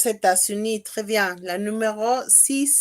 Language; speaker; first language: French; non-native, fluent; Spanish